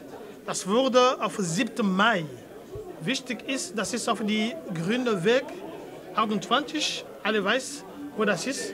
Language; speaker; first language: German; non-native, learner; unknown